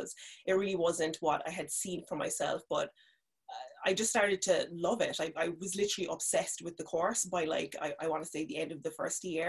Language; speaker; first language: English; native; English